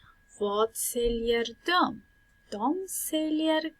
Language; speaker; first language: Swedish; non-native, fluent; Pashto